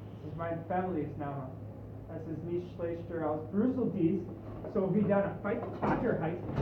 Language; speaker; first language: German; non-native, learner; English